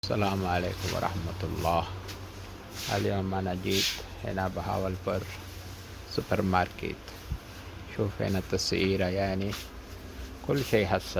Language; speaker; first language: Arabic; non-native, learner; Urdu